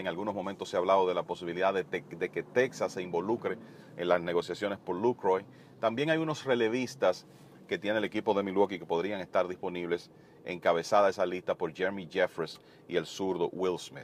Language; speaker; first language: Spanish; native; Spanish